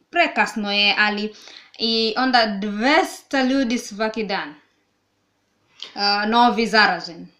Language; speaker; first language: Serbian; non-native, learner; Swahili